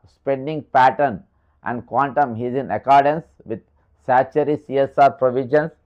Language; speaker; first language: English; non-native, local second language; Telugu